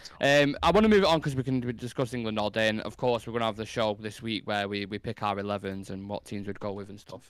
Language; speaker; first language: English; native; English